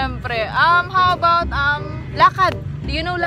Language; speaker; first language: English; non-native, local second language; Filipino